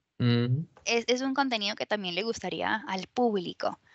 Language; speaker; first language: Spanish; native; Spanish